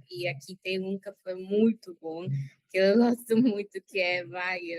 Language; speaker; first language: Portuguese; non-native, learner; Spanish